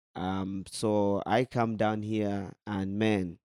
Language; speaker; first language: English; non-native, local second language; Ganda